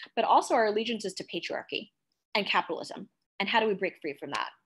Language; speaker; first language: English; native; English